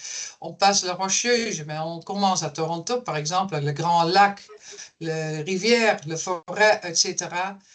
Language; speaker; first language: French; non-native, fluent; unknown